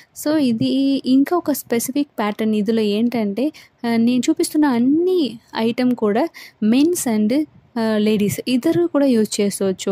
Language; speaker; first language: Telugu; non-native, local second language; Tamil